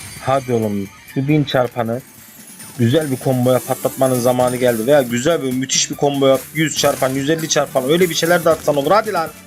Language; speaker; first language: Turkish; native; Turkish